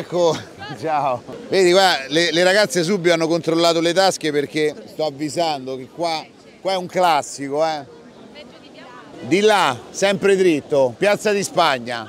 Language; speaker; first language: Italian; native; Italian